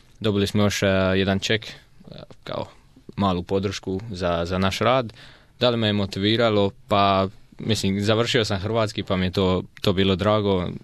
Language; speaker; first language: Croatian; native; Croatian